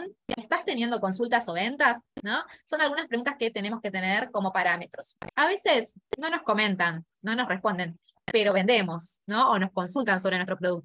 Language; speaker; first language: Spanish; native; Spanish